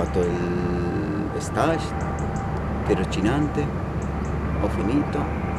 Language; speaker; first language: Italian; non-native, learner; Spanish